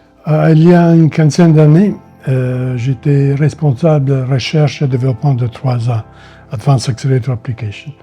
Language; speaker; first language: French; non-native, fluent; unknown